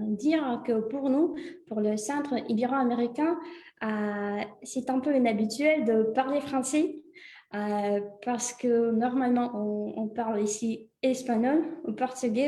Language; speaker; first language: French; non-native, fluent; Russian